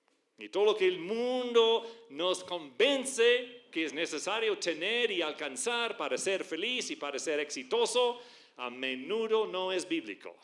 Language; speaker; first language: Spanish; non-native, fluent; English